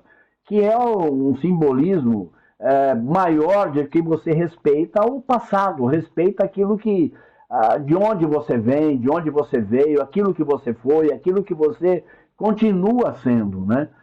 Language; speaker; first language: Portuguese; native; Portuguese